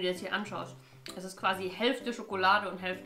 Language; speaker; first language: German; native; German